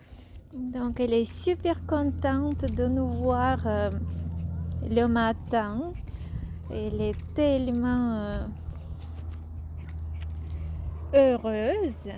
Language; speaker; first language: French; non-native, fluent; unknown